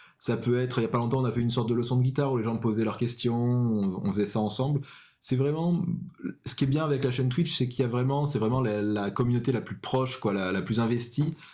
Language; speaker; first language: French; native; French